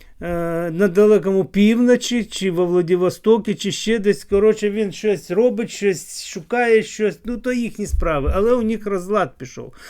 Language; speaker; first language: Ukrainian; non-native, local second language; Russian